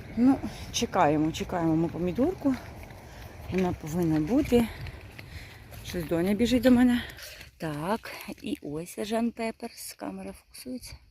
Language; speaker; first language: Ukrainian; non-native, local second language; Russian